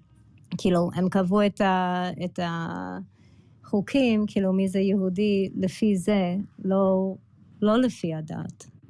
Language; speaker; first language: Hebrew; early bilingual, other home language; English